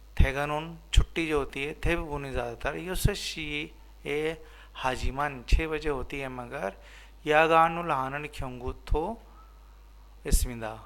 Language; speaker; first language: Korean; non-native, local second language; Hindi